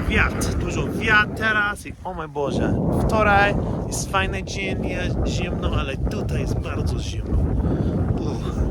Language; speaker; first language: Polish; non-native, learner; English